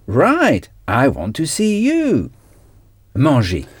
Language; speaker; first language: English; non-native, fluent; French